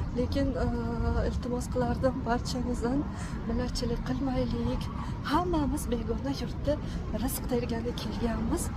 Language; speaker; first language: Uzbek; non-native, fluent; Tajik